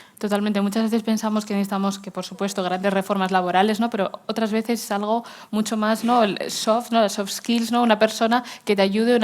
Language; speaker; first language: Spanish; native; Spanish